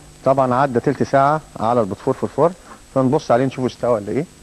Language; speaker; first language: Arabic; native; Arabic